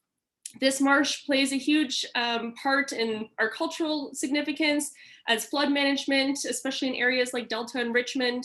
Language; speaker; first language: English; native; English